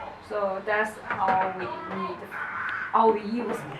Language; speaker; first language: English; non-native, learner; Chinese